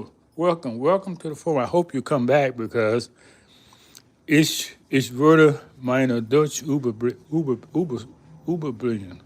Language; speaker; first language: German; non-native, learner; English